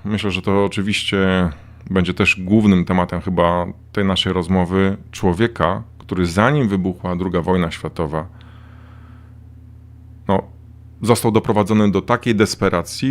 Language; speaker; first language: Polish; native; Polish